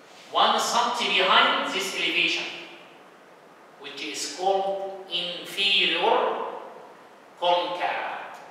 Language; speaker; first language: English; non-native, fluent; Arabic